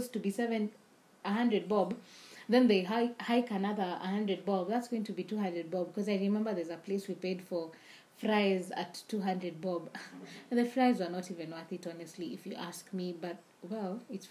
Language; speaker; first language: English; non-native, local second language; Swahili